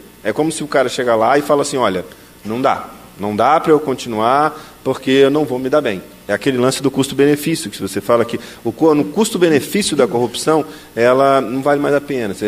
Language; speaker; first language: Portuguese; native; Portuguese